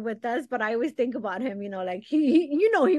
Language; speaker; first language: English; early bilingual, other home language; Spanish